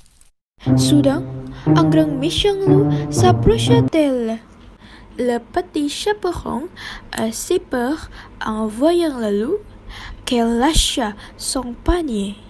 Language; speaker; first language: French; non-native, learner; Indonesian